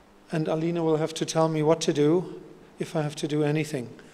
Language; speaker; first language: English; non-native, fluent; German